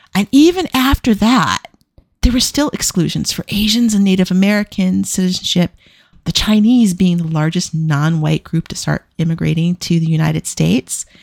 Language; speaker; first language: English; native; English